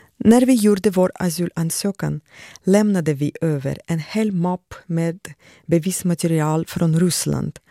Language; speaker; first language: Swedish; non-native, fluent; Russian